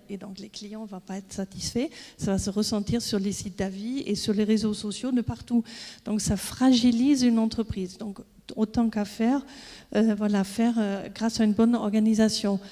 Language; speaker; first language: French; non-native, fluent; German